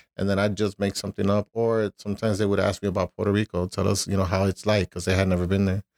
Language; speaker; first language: English; early bilingual, other home language; Spanish